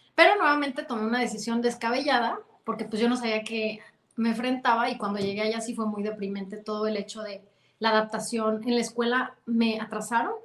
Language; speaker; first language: Spanish; native; Spanish